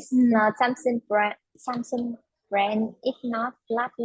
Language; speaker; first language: English; non-native, learner; Vietnamese